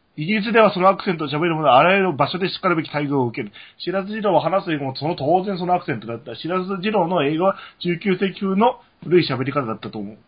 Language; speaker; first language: Japanese; native; Japanese